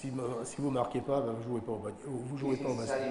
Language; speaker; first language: French; native; French